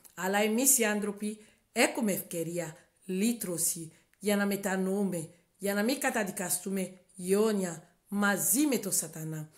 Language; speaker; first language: Greek; non-native, learner; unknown